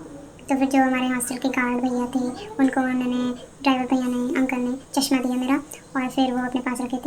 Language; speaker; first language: Hindi; native; Hindi